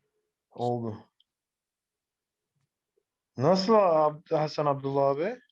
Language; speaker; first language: Turkish; non-native, fluent; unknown